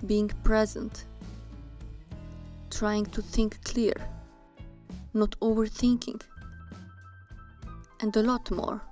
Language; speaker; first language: English; non-native, fluent; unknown